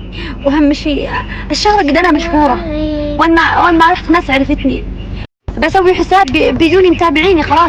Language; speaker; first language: Arabic; native; Arabic